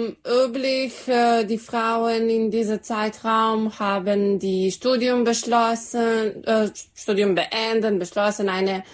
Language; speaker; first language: German; non-native, learner; Serbian